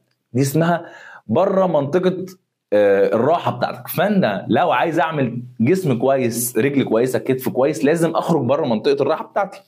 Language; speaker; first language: Arabic; native; Arabic